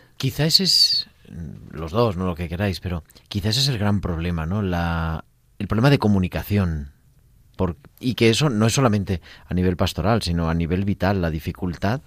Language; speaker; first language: Spanish; native; Spanish